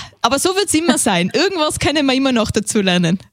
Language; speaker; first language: German; native; German